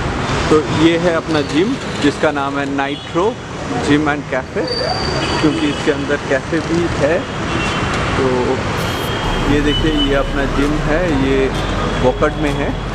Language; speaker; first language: Hindi; native; Hindi